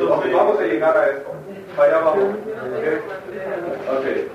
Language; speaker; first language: Spanish; non-native, fluent; English